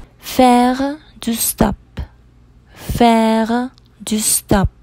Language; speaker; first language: French; non-native, fluent; Spanish